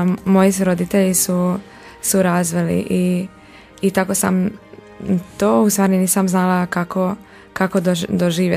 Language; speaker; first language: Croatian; non-native, local second language; Hungarian